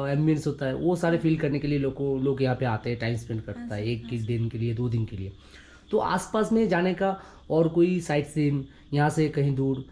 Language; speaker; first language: Hindi; non-native, local second language; Bangla